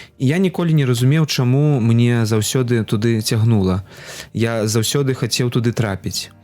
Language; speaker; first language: Belarusian; non-native, local second language; Russian